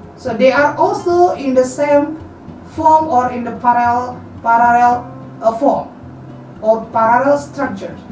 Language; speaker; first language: English; non-native, fluent; Indonesian